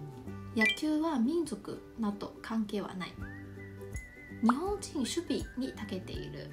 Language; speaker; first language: Japanese; non-native, fluent; Chinese